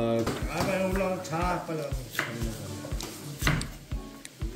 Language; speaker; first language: Korean; native; Korean